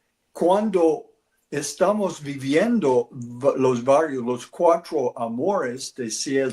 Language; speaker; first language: Spanish; non-native, learner; English